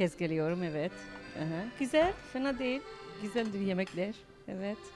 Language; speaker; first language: Turkish; early bilingual, heritage; Turkish